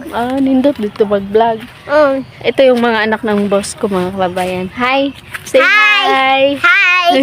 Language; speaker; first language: Filipino; non-native, local second language; Cebuano